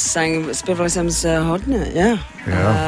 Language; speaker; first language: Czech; non-native, learner; English